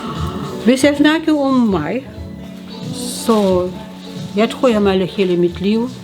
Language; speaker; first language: Danish; non-native, learner; Russian